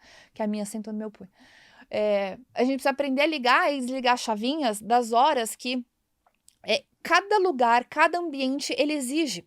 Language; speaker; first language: Portuguese; native; Portuguese